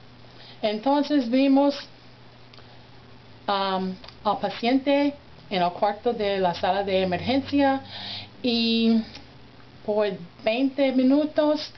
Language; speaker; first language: Spanish; non-native, learner; English